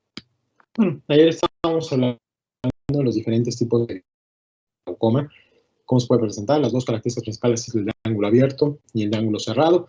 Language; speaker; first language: Spanish; native; Spanish